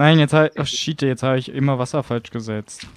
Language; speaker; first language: German; native; German